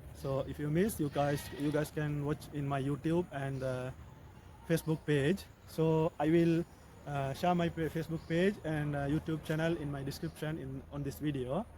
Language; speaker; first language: English; non-native, local second language; Tamil